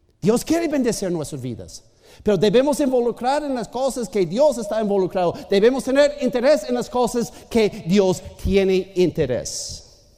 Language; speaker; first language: Spanish; non-native, fluent; English